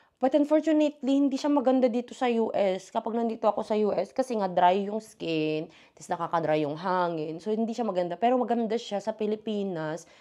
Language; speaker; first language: Filipino; native; Filipino